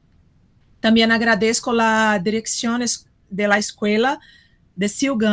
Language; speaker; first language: Spanish; non-native, fluent; Portuguese